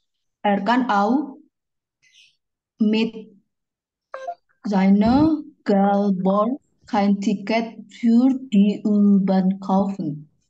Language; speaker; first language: German; non-native, learner; Indonesian